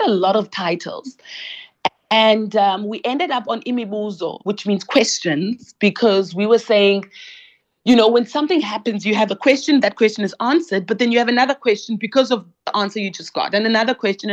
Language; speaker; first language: English; non-native, local second language; Xhosa